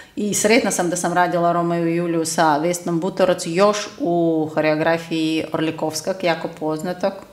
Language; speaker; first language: Croatian; non-native, fluent; Russian